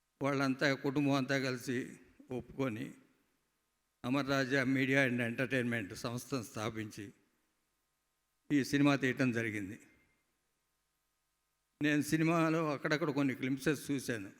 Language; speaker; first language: Telugu; native; Telugu